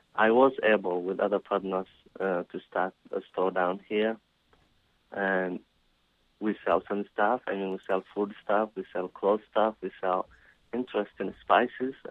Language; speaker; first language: English; non-native, fluent; Somali